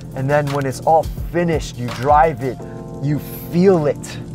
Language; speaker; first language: English; early bilingual, other home language; Chinese